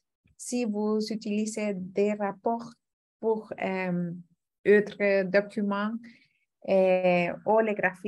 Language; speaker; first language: French; non-native, fluent; Spanish